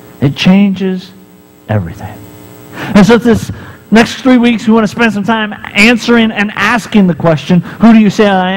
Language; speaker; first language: English; native; English